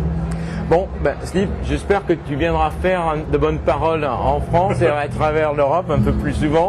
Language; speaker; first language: French; native; French